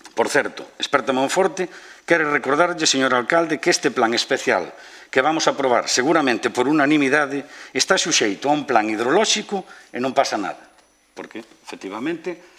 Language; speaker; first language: Galician; native; Galician